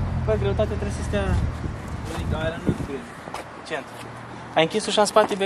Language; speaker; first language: Romanian; native; Romanian